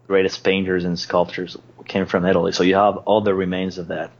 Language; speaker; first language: English; non-native, fluent; Spanish